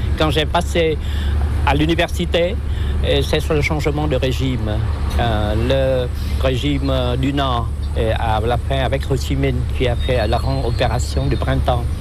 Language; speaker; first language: French; non-native, local second language; Vietnamese